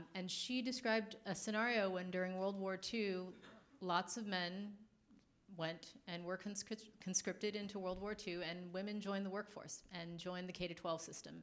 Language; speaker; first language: English; native; English